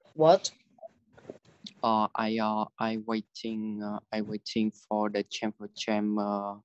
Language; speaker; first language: English; non-native, learner; Vietnamese